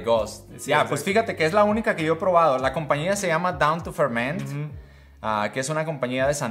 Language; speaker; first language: Spanish; native; Spanish